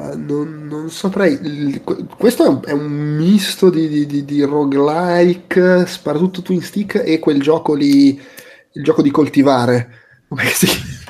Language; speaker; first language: Italian; native; Italian